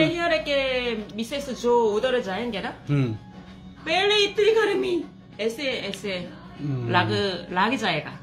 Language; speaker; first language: Hindi; non-native, learner; Korean